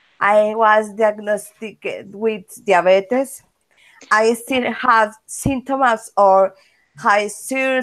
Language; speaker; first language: English; non-native, learner; Spanish